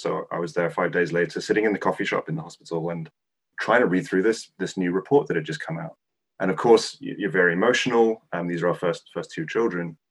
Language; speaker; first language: English; non-native, local second language; Cantonese